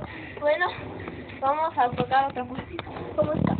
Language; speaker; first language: Spanish; native; Spanish